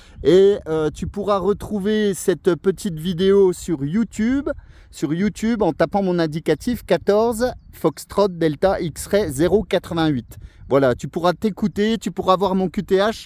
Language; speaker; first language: French; native; French